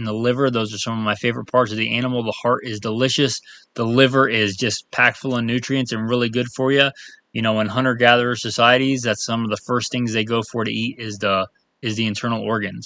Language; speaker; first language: English; native; English